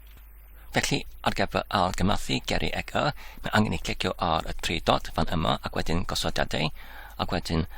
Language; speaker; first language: Welsh; non-native, learner; Polish